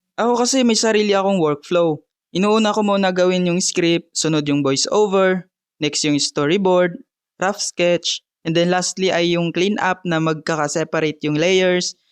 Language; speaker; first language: Filipino; non-native, local second language; Bikol